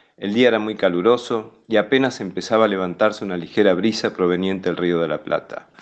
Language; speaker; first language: Spanish; native; Spanish